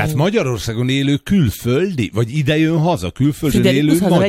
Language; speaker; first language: Hungarian; native; Hungarian